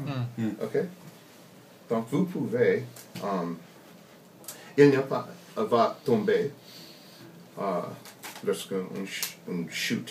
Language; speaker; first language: French; non-native, learner; English